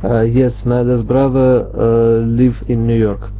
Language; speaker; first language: English; non-native, learner; Russian